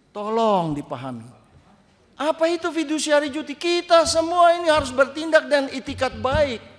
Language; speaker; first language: Indonesian; native; Indonesian